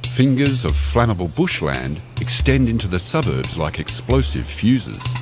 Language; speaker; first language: English; native; English